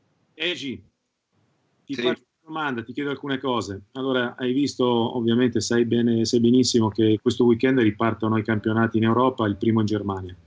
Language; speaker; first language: Italian; native; Italian